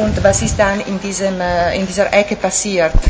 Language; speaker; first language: German; non-native, local second language; Italian